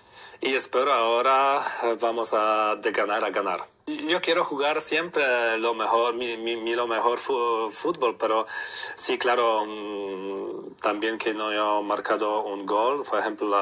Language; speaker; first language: Spanish; non-native, learner; Polish